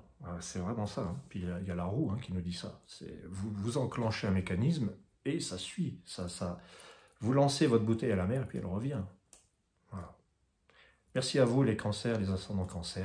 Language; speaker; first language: French; native; French